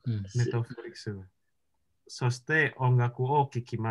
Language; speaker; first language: Japanese; non-native, learner; Indonesian